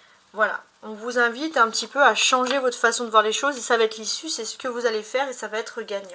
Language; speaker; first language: French; native; French